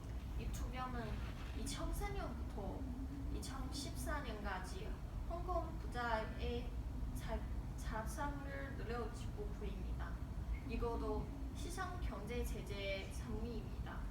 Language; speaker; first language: Korean; non-native, learner; Chinese